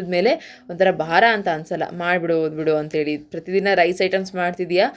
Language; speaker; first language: Kannada; non-native, local second language; Telugu